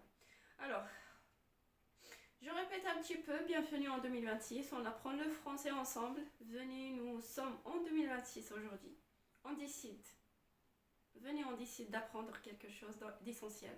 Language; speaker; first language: French; non-native, fluent; Arabic